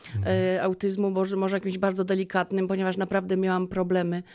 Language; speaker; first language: Polish; native; Polish